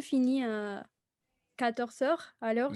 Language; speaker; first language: French; non-native, fluent; Spanish